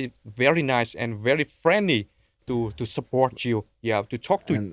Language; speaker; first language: English; non-native, learner; Vietnamese